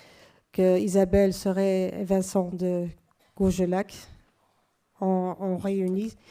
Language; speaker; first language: French; non-native, fluent; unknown